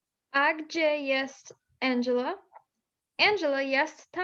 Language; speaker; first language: Polish; non-native, learner; English